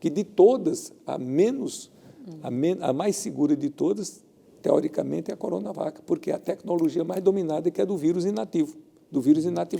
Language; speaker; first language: Portuguese; native; Portuguese